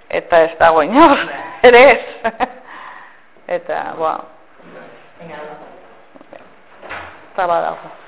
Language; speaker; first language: Basque; non-native, local second language; Spanish